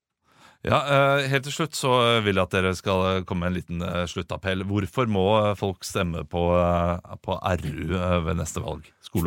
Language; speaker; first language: Norwegian; native; Norwegian